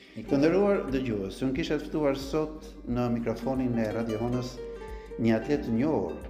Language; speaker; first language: Albanian; native; Albanian